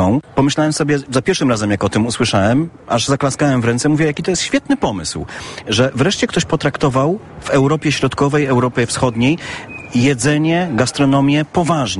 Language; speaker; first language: Polish; native; Polish